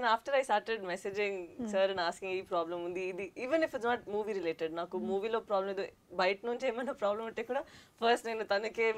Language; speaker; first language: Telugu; non-native, learner; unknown